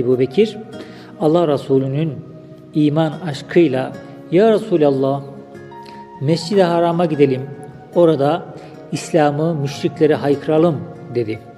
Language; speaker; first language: Turkish; native; Turkish